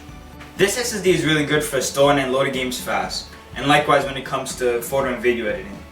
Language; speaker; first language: English; native; English